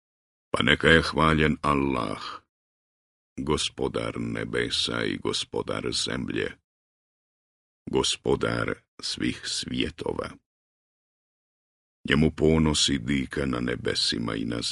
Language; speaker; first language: Croatian; native; Croatian